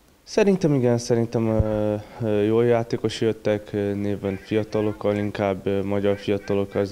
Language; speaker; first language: Hungarian; non-native, learner; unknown